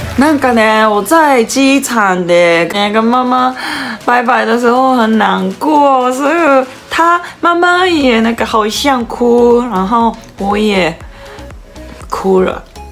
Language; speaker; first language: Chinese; non-native, learner; Japanese